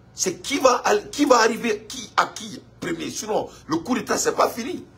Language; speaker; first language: French; non-native, local second language; Bambara